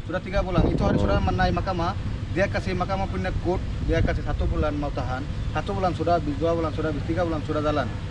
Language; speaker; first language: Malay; non-native, learner; Bangla